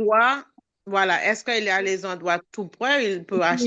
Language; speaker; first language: French; non-native, learner; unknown